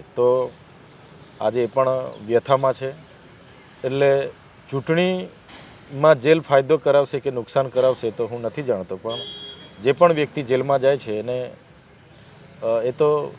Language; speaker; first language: Gujarati; non-native, local second language; Vasavi